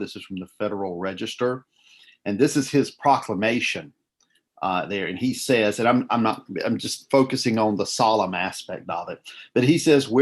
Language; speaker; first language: English; native; English